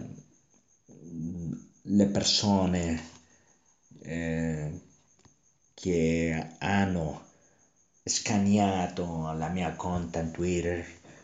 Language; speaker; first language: Italian; non-native, learner; Spanish